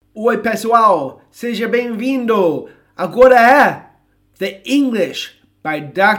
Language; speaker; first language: Portuguese; non-native, fluent; English